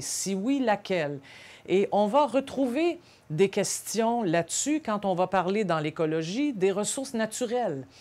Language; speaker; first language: French; native; French